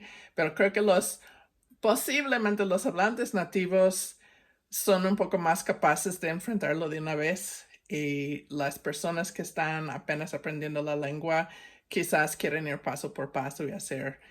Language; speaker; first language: Spanish; non-native, fluent; English